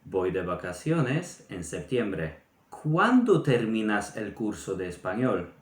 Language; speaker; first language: Spanish; non-native, fluent; Polish